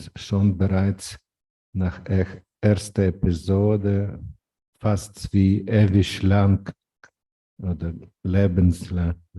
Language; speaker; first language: German; non-native, fluent; Ukrainian